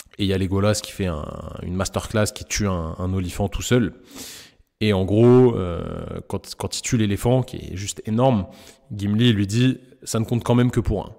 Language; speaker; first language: French; native; French